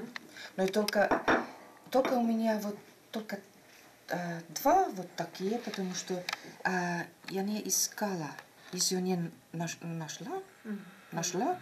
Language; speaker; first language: Russian; non-native, learner; Finnish